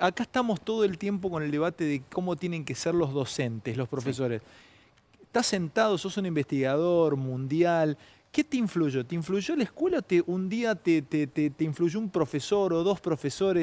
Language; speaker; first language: Spanish; native; Spanish